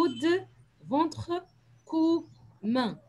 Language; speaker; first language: French; non-native, fluent; Arabic